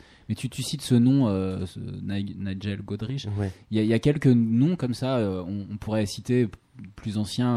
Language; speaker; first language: French; native; French